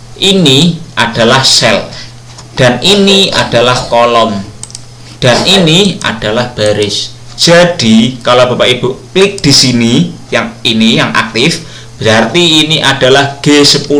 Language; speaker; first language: Indonesian; non-native, local second language; Javanese